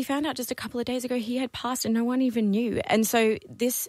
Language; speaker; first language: English; non-native, local second language; Dutch